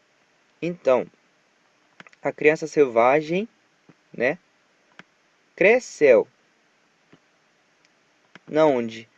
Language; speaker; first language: Portuguese; non-native, fluent; Japanese